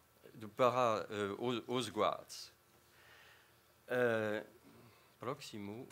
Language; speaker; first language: Portuguese; non-native, fluent; French